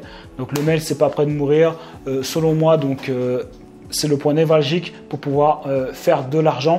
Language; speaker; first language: French; native; French